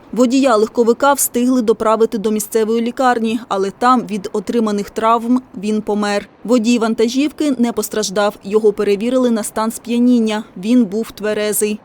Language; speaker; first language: Ukrainian; native; Ukrainian